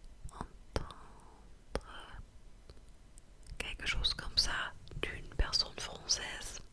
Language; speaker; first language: French; non-native, fluent; German